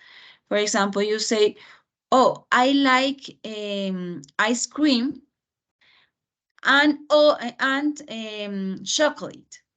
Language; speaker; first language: English; non-native, fluent; Spanish